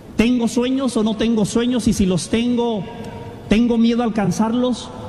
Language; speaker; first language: Spanish; native; Spanish